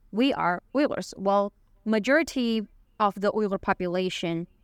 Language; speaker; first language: English; non-native, fluent; Chinese